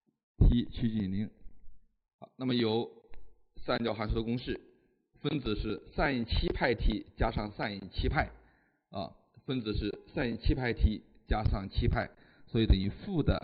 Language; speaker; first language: Chinese; native; Chinese